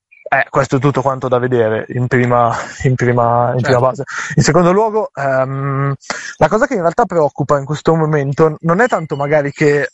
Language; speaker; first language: Italian; native; Italian